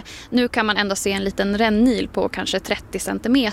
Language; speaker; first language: Swedish; native; Swedish